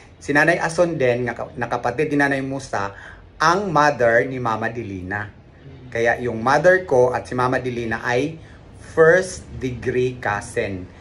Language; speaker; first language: Filipino; non-native, local second language; Cebuano